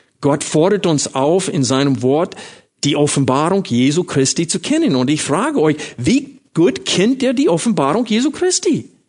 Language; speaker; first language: German; non-native, fluent; English